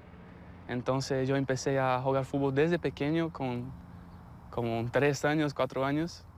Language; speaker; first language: Spanish; non-native, fluent; Portuguese